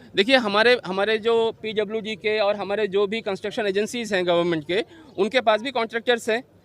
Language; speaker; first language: Hindi; non-native, local second language; Bangla